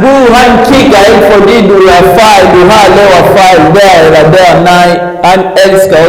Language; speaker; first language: Danish; early bilingual, other home language; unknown